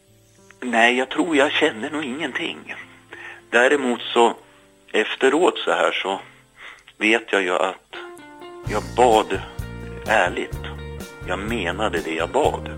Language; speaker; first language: Swedish; native; Swedish